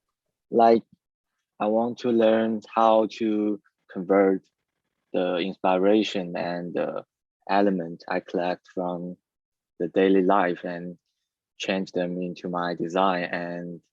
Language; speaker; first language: English; non-native, learner; Chinese